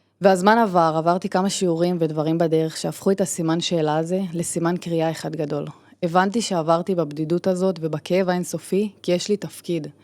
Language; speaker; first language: Hebrew; native; Hebrew